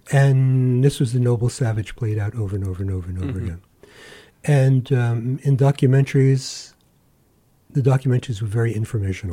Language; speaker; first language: English; native; English